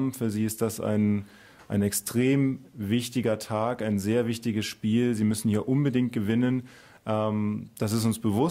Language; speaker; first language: German; native; German